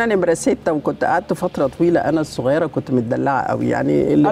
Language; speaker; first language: Arabic; native; Arabic